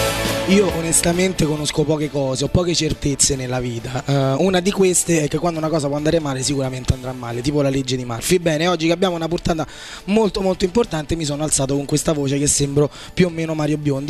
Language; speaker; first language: Italian; native; Italian